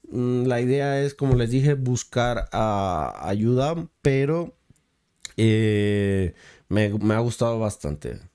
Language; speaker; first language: Spanish; native; Spanish